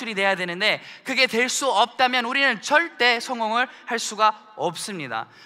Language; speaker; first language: Korean; early bilingual, heritage; Korean